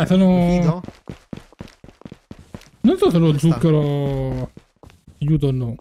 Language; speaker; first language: Italian; native; Italian